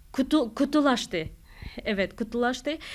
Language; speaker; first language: Turkish; non-native, learner; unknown